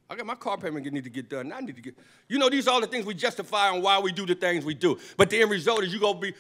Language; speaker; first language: English; native; English